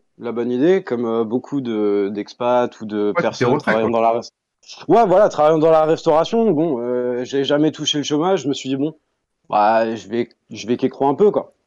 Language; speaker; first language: French; native; French